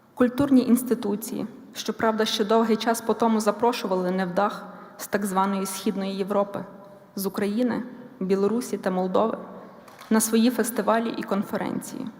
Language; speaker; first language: Ukrainian; native; Ukrainian